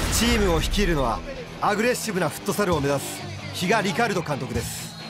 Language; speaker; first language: Japanese; native; Japanese